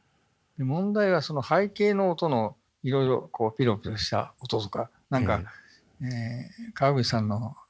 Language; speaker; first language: Japanese; native; Japanese